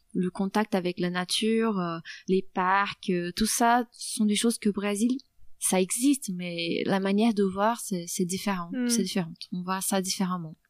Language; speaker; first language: French; non-native, fluent; Portuguese